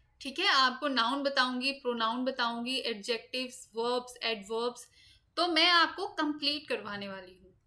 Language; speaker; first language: Hindi; native; Hindi